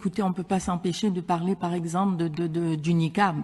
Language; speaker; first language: French; non-native, local second language; Arabic